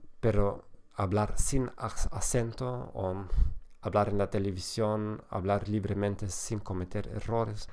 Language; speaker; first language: Spanish; non-native, fluent; German